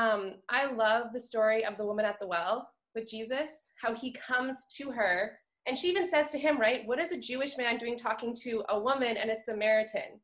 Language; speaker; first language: English; native; English